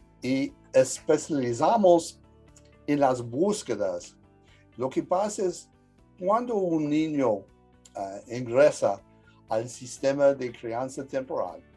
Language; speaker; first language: Spanish; early bilingual, heritage; English